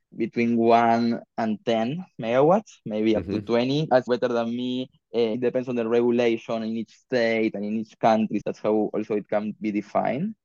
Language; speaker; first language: English; non-native, fluent; Spanish